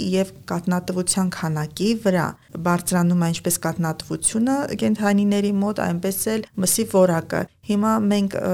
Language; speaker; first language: Armenian; native; Armenian